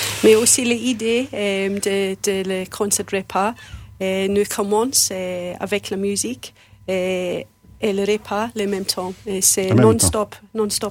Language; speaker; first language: French; non-native, learner; English